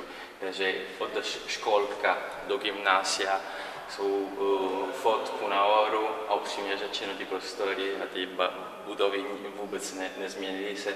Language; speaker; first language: Czech; non-native, learner; Italian